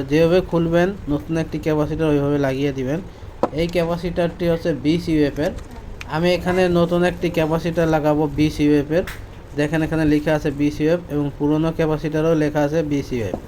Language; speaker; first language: Bangla; native; Bangla